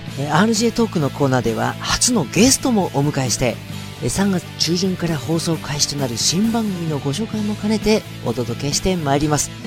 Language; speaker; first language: Japanese; native; Japanese